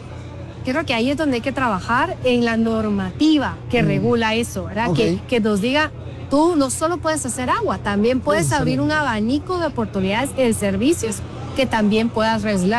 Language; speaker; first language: Spanish; native; Spanish